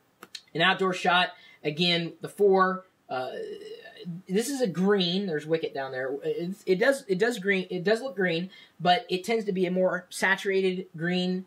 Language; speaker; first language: English; native; English